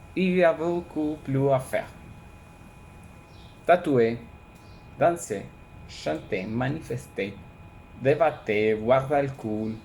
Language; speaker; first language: French; non-native, learner; Spanish